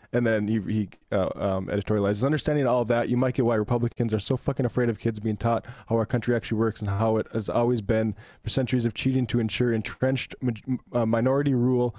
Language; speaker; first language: English; native; English